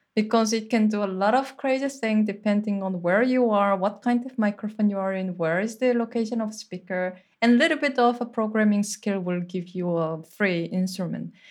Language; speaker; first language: English; non-native, fluent; Korean